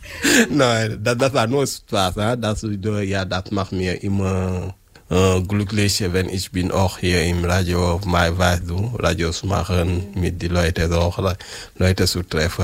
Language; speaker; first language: German; non-native, learner; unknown